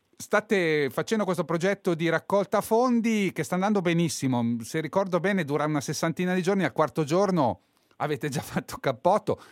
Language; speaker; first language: Italian; native; Italian